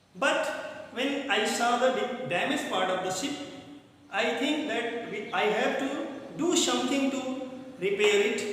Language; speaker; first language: English; non-native, local second language; Hindi